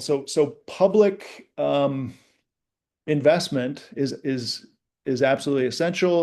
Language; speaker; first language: English; native; English